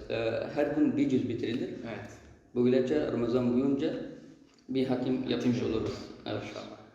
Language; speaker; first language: Turkish; non-native, learner; Arabic